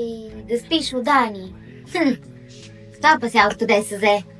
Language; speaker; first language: Bulgarian; native; Bulgarian